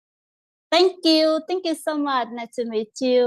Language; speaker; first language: English; non-native, learner; Vietnamese